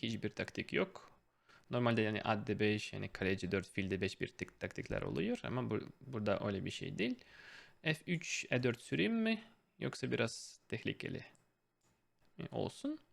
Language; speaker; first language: Turkish; non-native, fluent; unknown